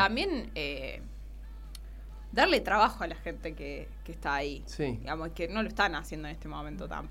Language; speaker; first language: Spanish; native; Spanish